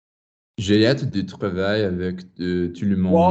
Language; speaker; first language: French; non-native, learner; English